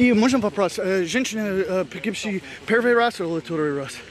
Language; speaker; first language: Russian; non-native, learner; English